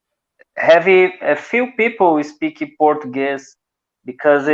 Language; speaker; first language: English; non-native, learner; Portuguese